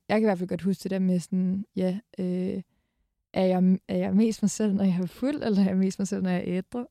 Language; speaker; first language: Danish; native; Danish